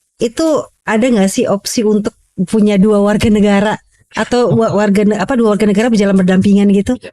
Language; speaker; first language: Indonesian; native; Indonesian